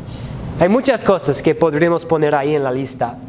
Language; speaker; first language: Spanish; non-native, fluent; English